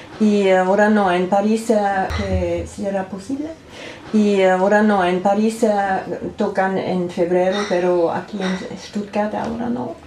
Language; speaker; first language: Spanish; non-native, learner; German